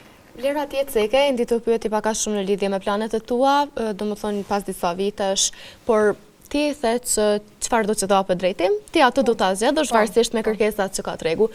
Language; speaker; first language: Albanian; native; Albanian